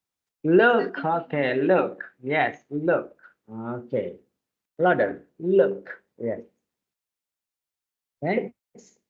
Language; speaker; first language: English; non-native, fluent; Indonesian